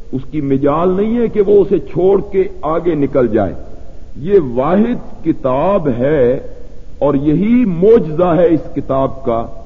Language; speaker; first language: Urdu; non-native, local second language; Punjabi